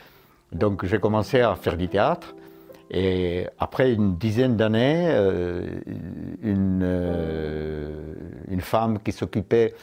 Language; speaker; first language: French; non-native, fluent; Czech